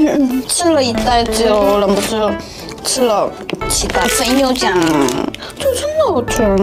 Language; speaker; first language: Chinese; non-native, learner; Korean